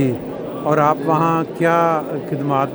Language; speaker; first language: Urdu; native; Urdu